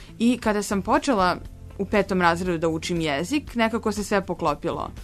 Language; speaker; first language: Serbian; native; Serbian